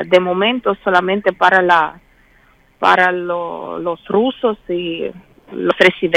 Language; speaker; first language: Spanish; non-native, fluent; Russian